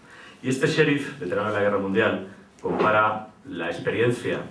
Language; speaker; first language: Spanish; native; Spanish